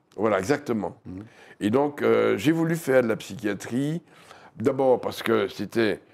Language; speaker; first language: French; native; French